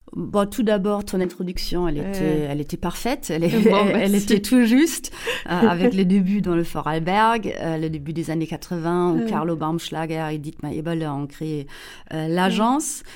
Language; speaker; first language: French; non-native, fluent; German